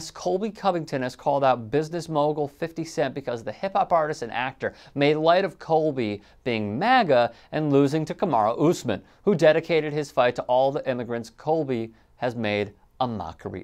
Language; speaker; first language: English; native; English